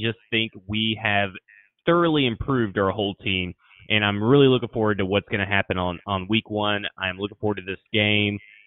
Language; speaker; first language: English; native; English